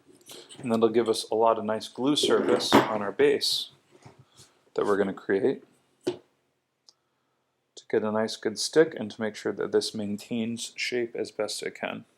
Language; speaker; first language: English; native; English